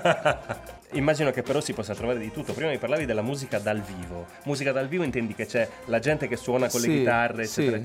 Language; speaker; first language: Italian; native; Italian